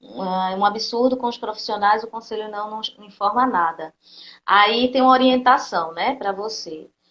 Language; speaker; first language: Portuguese; native; Portuguese